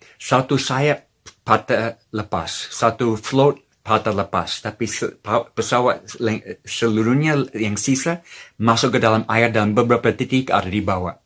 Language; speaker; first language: Indonesian; non-native, fluent; English